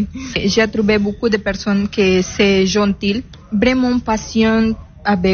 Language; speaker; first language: French; non-native, learner; Spanish